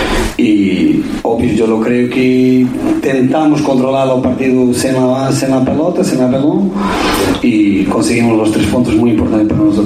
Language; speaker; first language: Portuguese; non-native, learner; Spanish